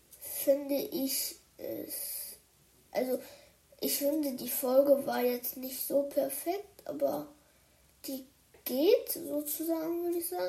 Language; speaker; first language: German; early bilingual, other home language; Chinese